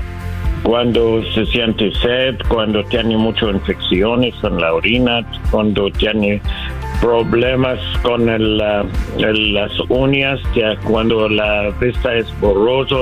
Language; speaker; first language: Spanish; non-native, learner; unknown